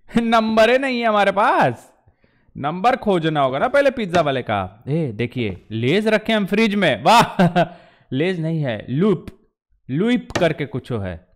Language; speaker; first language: Hindi; native; Hindi